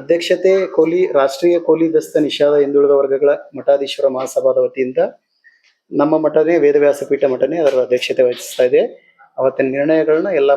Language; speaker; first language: Kannada; native; Kannada